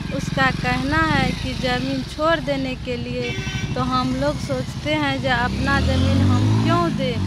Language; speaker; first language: Hindi; native; Hindi